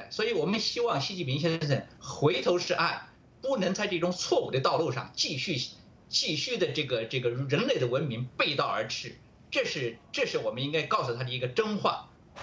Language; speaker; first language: Chinese; native; Chinese